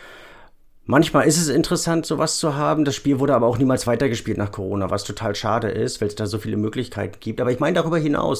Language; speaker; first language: German; native; German